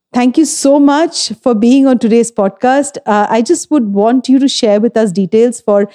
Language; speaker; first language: English; non-native, local second language; Hindi